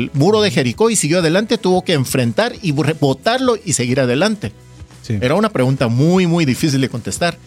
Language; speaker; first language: Spanish; non-native, fluent; Korean